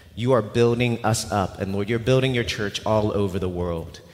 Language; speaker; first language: English; non-native, local second language; Cantonese